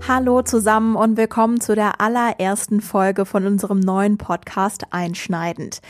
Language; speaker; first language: German; native; German